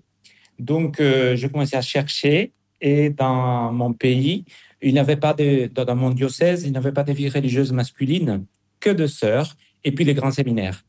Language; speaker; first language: French; non-native, fluent; Spanish